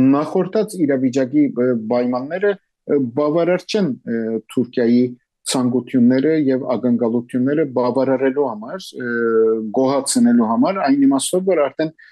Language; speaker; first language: Armenian; early bilingual, heritage; Armenian